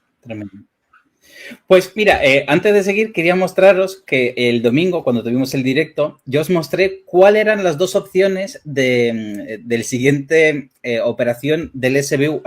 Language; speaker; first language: Spanish; early bilingual, other home language; Ukrainian